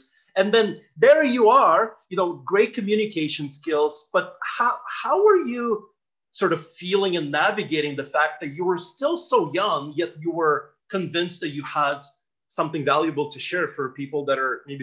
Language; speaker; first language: English; non-native, fluent; Ukrainian